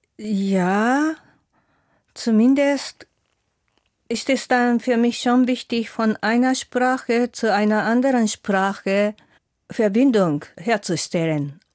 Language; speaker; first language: German; non-native, fluent; Japanese